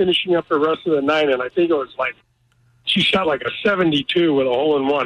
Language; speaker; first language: English; native; English